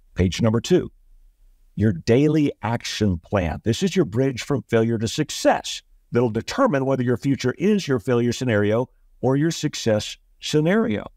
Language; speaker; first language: English; native; English